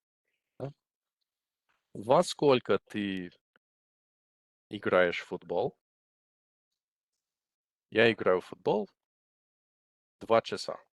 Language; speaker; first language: Russian; non-native, fluent; English